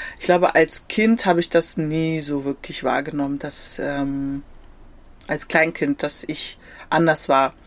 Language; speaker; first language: German; native; German